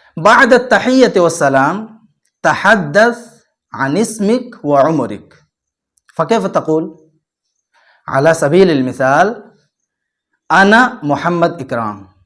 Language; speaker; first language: Arabic; non-native, fluent; Urdu